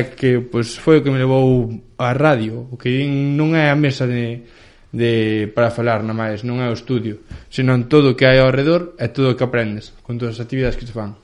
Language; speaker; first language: Galician; early bilingual, other home language; Spanish